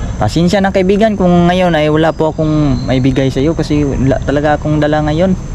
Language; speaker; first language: Filipino; non-native, local second language; Cebuano